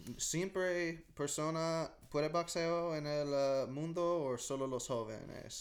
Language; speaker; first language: Spanish; non-native, learner; English